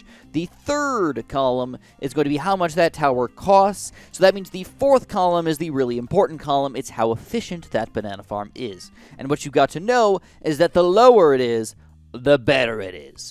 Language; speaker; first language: English; native; English